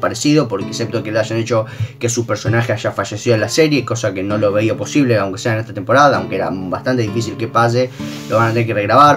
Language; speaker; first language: Spanish; native; Spanish